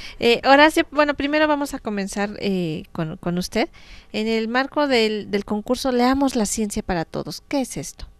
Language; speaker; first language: Spanish; native; Spanish